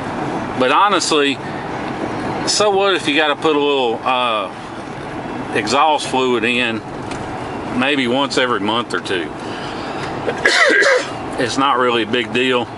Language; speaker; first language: English; native; English